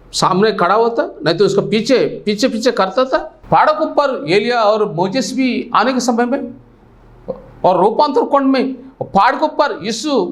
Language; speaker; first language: Hindi; non-native, local second language; Telugu